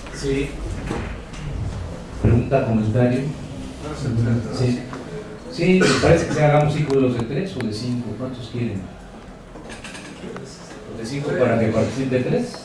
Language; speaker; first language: Spanish; native; Spanish